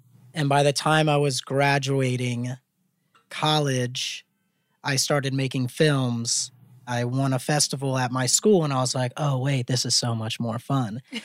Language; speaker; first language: English; native; English